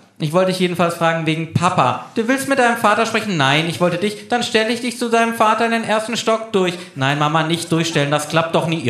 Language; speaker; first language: German; native; German